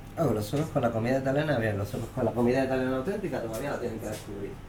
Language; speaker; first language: Spanish; native; Spanish